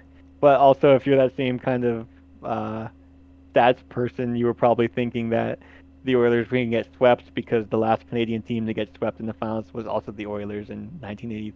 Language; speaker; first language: English; native; English